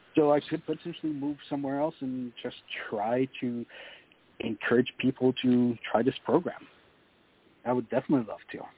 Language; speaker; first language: English; non-native, fluent; French